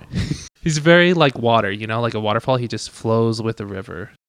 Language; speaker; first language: English; early bilingual, other home language; Cantonese